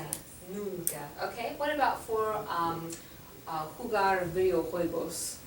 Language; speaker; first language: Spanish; non-native, fluent; English